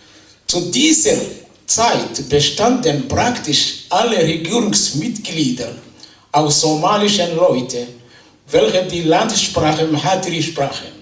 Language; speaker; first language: German; non-native, fluent; Somali